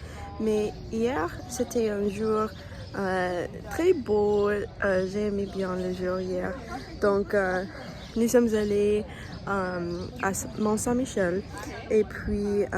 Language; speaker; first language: French; non-native, learner; English